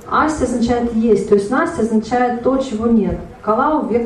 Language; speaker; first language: Russian; native; Russian